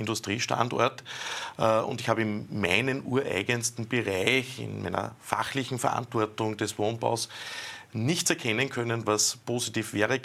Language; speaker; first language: German; native; German